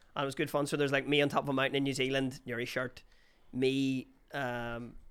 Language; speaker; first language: English; native; English